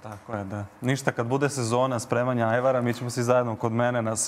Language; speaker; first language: Bosnian; native; Bosnian